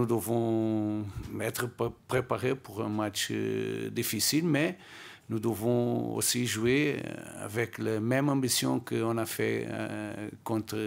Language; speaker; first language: French; non-native, learner; Portuguese